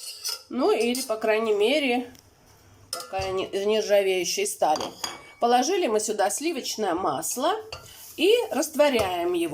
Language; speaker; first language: Russian; native; Russian